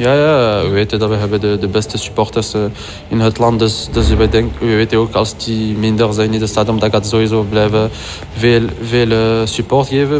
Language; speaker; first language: Dutch; non-native, fluent; French